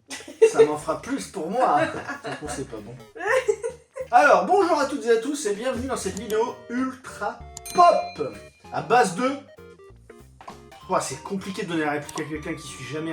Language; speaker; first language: French; native; French